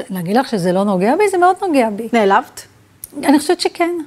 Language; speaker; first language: Hebrew; early bilingual, other home language; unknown